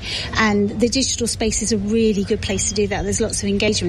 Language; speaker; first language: English; native; English